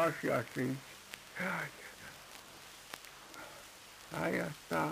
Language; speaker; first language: Spanish; non-native, local second language; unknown